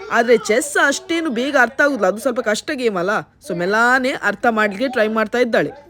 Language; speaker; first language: Kannada; non-native, local second language; Tulu